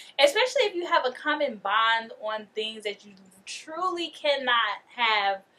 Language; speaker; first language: English; native; English